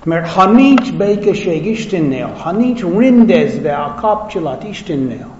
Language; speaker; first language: Hungarian; non-native, fluent; English